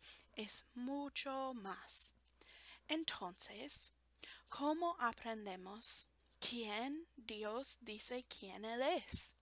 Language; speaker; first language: Spanish; non-native, fluent; English